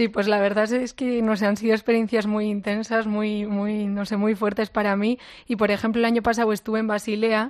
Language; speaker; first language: Spanish; native; Spanish